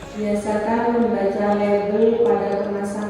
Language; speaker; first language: Indonesian; native; Indonesian